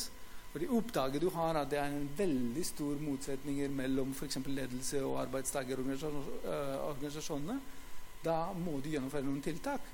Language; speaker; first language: Norwegian; non-native, fluent; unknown